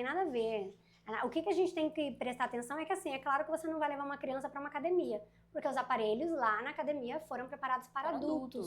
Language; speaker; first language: Portuguese; native; Portuguese